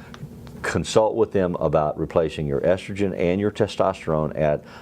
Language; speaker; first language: English; native; English